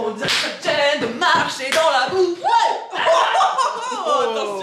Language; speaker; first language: French; native; French